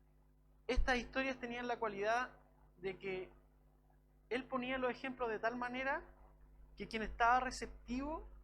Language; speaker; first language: Spanish; native; Spanish